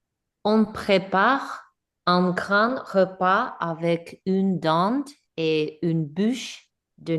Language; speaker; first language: French; non-native, learner; English